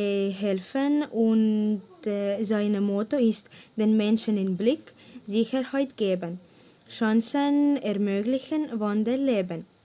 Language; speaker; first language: German; non-native, learner; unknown